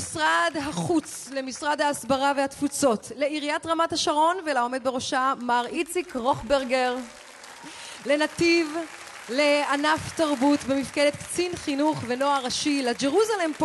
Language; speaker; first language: Hebrew; native; Hebrew